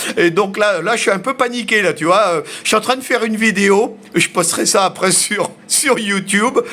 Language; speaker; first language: French; early bilingual, heritage; French